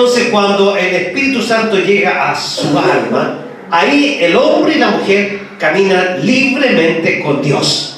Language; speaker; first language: Spanish; native; Spanish